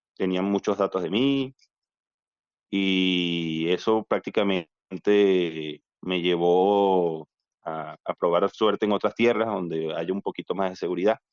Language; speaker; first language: Spanish; native; Spanish